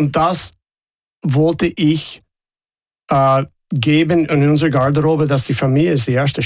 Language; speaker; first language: German; non-native, fluent; English